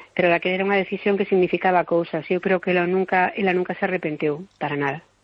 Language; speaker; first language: Galician; non-native, local second language; Spanish